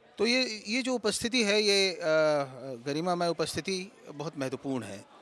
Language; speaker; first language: Hindi; native; Hindi